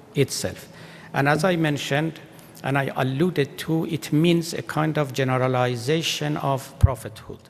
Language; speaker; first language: English; non-native, fluent; Persian